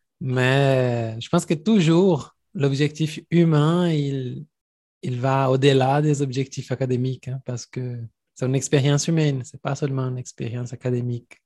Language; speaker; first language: French; non-native, fluent; Portuguese